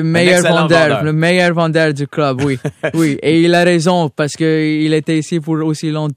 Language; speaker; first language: French; non-native, local second language; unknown